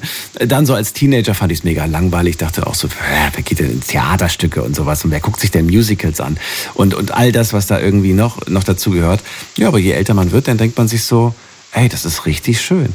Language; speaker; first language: German; native; German